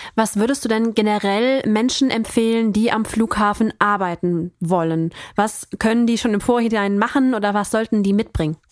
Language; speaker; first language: German; native; German